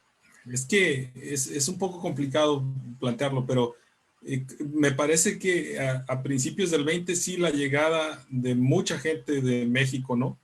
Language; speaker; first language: Spanish; native; Spanish